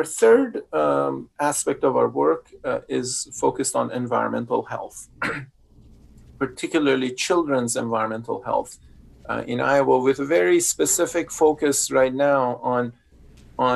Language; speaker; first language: English; non-native, fluent; Persian